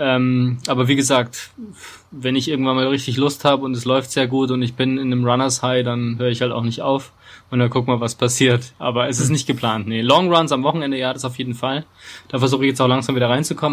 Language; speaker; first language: German; native; German